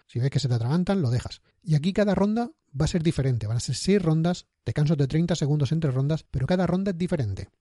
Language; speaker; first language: Spanish; native; Spanish